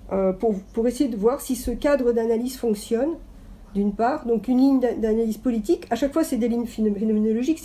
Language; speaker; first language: French; native; French